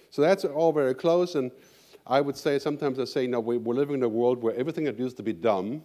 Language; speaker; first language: English; non-native, fluent; German